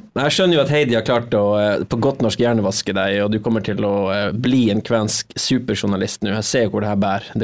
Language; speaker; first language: Norwegian; native; Norwegian